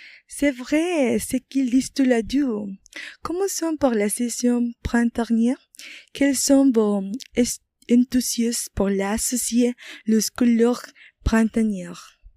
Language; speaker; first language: French; non-native, learner; Spanish